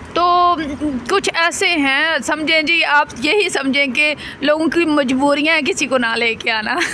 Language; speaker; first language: Urdu; non-native, local second language; Punjabi